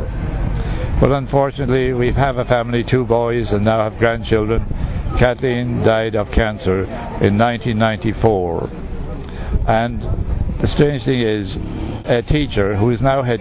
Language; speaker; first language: English; native; English